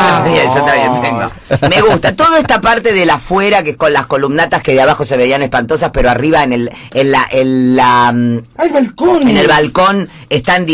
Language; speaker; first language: Spanish; native; Spanish